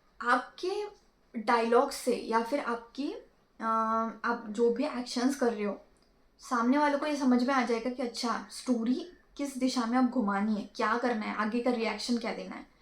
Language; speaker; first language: Hindi; non-native, local second language; Marathi